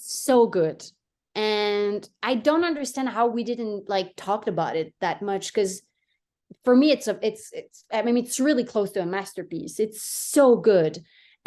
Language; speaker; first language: English; non-native, fluent; French